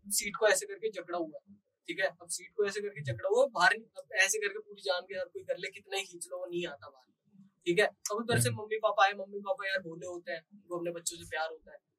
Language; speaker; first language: Hindi; native; Hindi